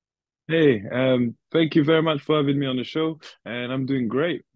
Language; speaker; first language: English; native; English